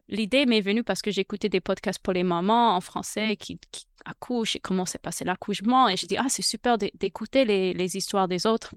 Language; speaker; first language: French; non-native, fluent; English